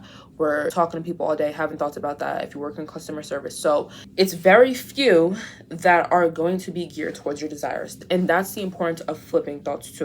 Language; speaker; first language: English; native; English